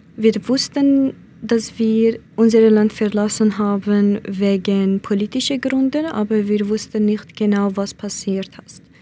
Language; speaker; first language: German; non-native, learner; Central Kurdish